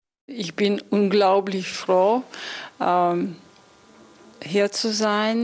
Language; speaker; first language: German; non-native, fluent; Russian